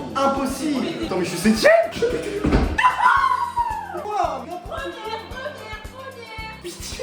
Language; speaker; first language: French; native; French